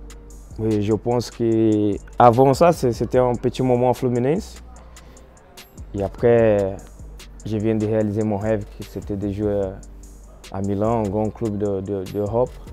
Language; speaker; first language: French; non-native, fluent; Portuguese